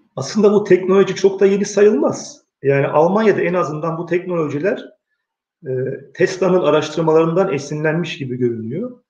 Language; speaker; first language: Turkish; early bilingual, heritage; Turkish